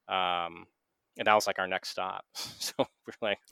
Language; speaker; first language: English; native; English